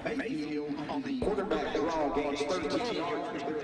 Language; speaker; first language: English; native; English